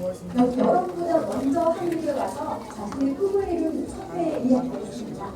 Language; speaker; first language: Korean; native; Korean